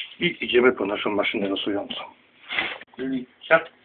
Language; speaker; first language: Polish; native; Polish